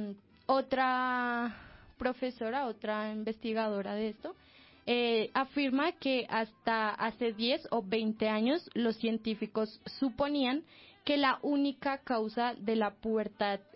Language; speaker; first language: Spanish; native; Spanish